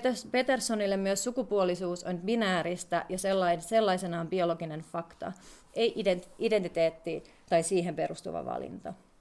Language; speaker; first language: Finnish; native; Finnish